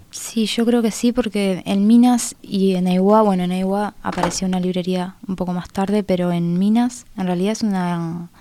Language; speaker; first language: Spanish; native; Spanish